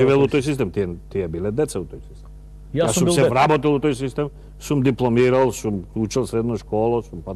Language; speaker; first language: Macedonian; native; Macedonian